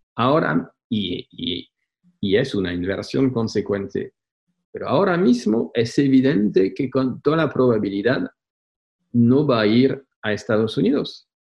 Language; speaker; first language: Spanish; non-native, fluent; French